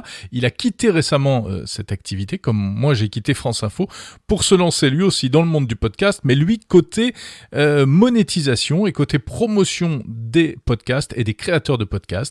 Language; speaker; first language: French; native; French